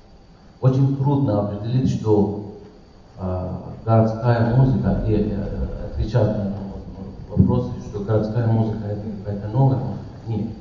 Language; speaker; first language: Russian; non-native, learner; Persian